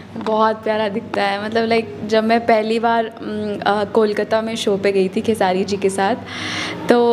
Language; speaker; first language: Hindi; native; Hindi